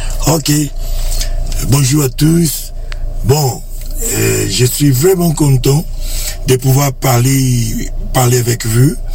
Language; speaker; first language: French; non-native, fluent; Portuguese